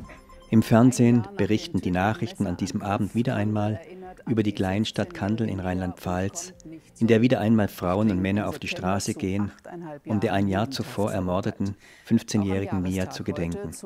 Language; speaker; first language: German; native; German